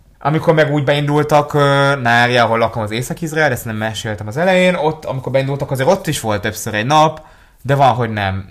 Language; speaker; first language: Hungarian; early bilingual, other home language; Hebrew